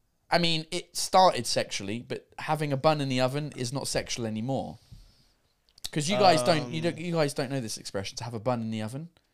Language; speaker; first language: English; native; English